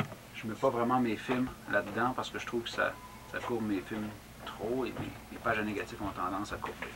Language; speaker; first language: French; native; French